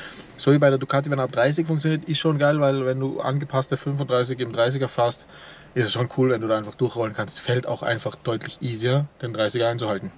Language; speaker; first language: German; native; German